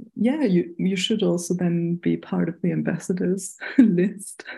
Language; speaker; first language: English; non-native, fluent; German